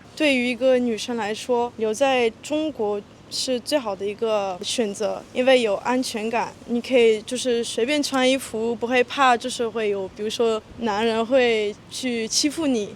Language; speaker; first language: Chinese; early bilingual, heritage; French